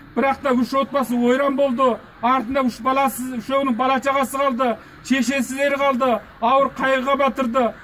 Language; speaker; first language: Kazakh; early bilingual, heritage; Kazakh